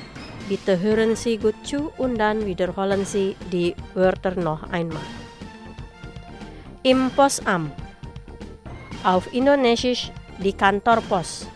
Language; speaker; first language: German; non-native, learner; Indonesian